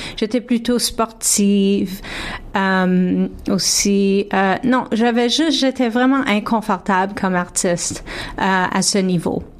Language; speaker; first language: French; native; French